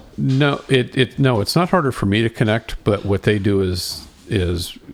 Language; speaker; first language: English; native; English